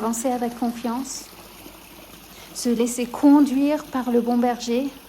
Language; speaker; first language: French; native; French